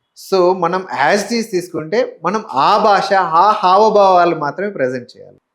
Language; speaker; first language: Telugu; native; Telugu